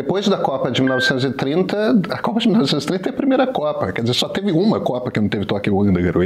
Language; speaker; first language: Portuguese; native; Portuguese